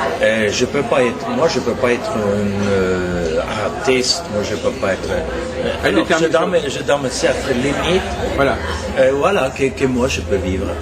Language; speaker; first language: French; non-native, learner; Norwegian